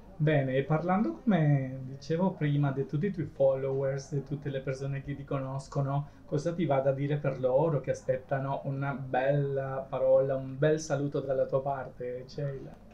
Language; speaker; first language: Italian; non-native, fluent; Spanish